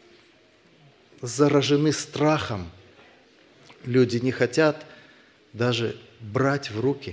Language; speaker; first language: Russian; native; Russian